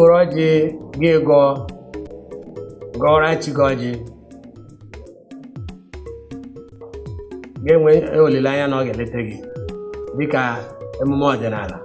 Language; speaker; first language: Igbo; native; Igbo